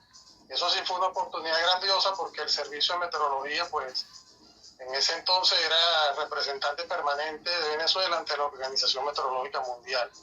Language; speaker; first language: Spanish; native; Spanish